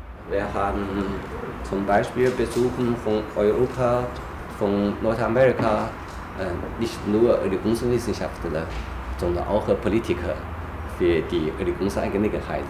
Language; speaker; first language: German; non-native, fluent; Chinese